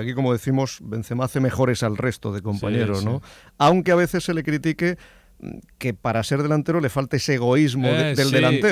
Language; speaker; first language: Spanish; native; Spanish